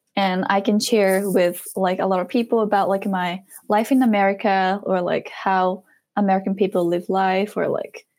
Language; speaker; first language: English; non-native, fluent; Japanese